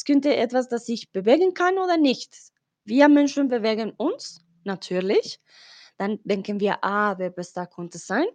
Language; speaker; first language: German; non-native, fluent; Spanish